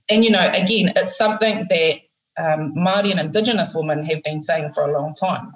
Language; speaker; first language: English; native; English